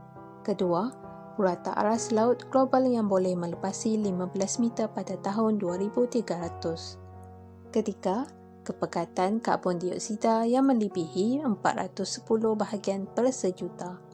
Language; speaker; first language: Malay; native; Malay